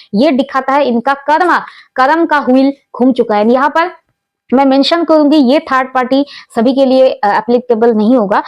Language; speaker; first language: Hindi; non-native, local second language; Bangla